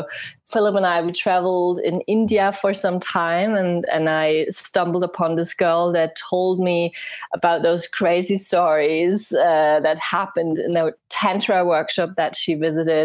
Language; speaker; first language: English; non-native, fluent; German